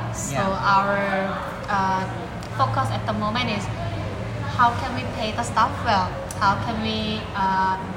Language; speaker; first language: English; non-native, fluent; Korean